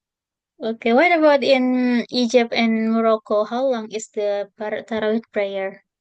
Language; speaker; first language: English; non-native, fluent; Indonesian